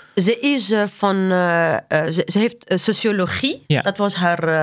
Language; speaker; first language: Dutch; non-native, fluent; Arabic